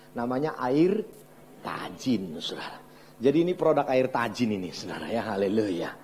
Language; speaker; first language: Indonesian; native; Indonesian